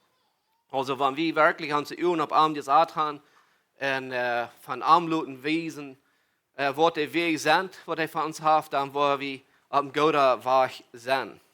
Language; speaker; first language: German; non-native, learner; Plautdietsch